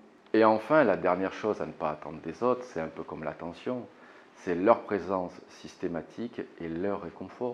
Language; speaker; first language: French; native; French